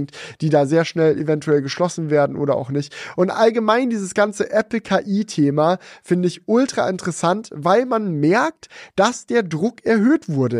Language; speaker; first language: German; native; German